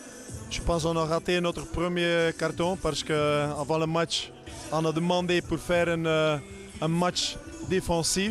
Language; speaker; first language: French; non-native, local second language; Dutch